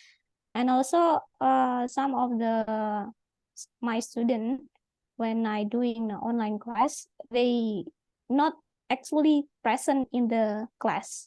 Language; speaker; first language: English; non-native, learner; Indonesian